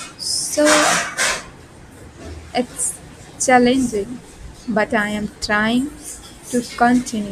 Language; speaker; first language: English; non-native, learner; Bhojpuri